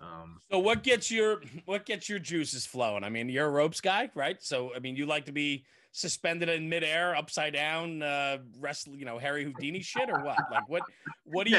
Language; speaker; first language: English; native; English